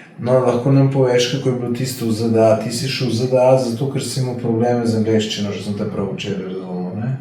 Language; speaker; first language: Slovenian; native; Slovenian